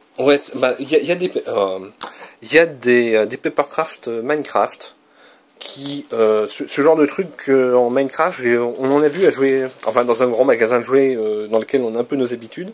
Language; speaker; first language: French; native; French